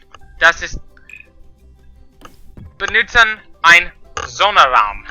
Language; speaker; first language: German; non-native, learner; English